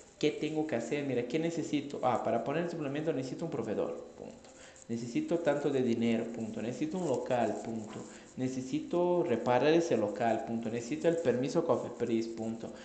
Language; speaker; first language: Spanish; non-native, fluent; Portuguese